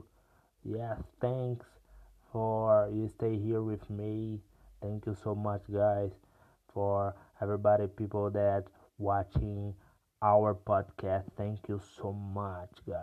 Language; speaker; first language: English; non-native, learner; Portuguese